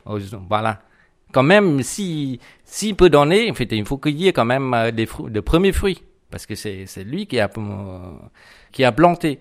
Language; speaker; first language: French; non-native, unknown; Vietnamese